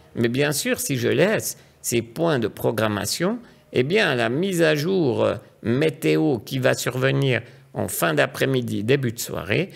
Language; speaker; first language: French; native; French